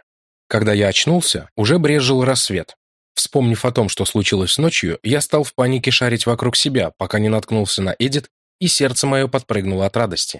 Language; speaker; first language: Russian; native; Russian